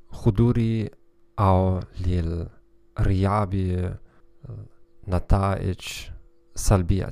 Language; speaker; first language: Arabic; non-native, learner; German